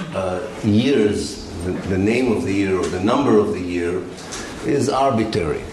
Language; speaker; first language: English; non-native, fluent; Arabic